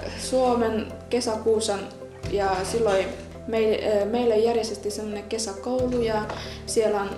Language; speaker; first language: Finnish; non-native, fluent; Burmese